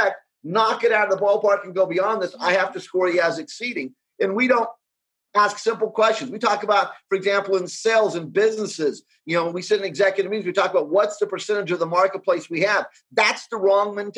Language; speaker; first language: English; native; English